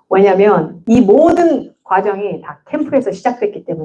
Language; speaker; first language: Korean; native; Korean